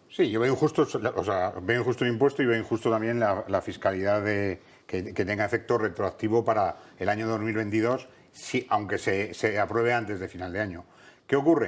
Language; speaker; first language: Spanish; native; Spanish